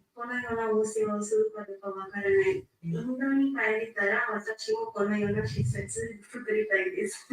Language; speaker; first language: Japanese; non-native, learner; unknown